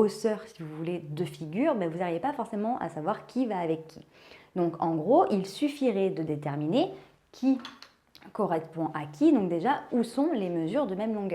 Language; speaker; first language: French; native; French